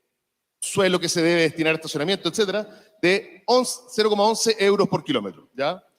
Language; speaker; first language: Spanish; native; Spanish